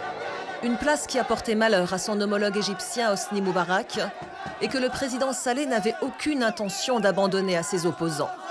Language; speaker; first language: French; native; French